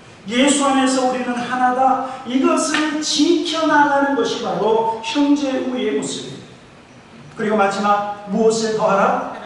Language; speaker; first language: Korean; native; Korean